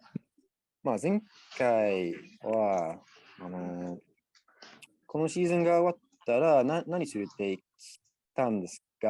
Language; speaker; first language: Japanese; non-native, learner; English